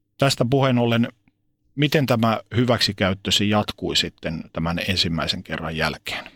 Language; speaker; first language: Finnish; native; Finnish